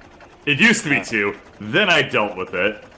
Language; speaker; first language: English; native; English